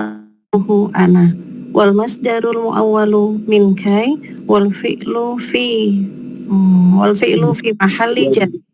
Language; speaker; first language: Arabic; non-native, learner; Indonesian